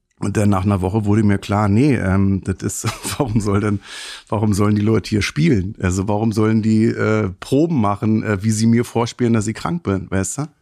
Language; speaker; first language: German; native; German